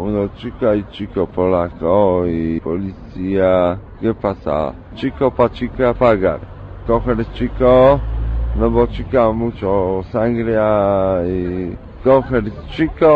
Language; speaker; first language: Spanish; non-native, learner; Polish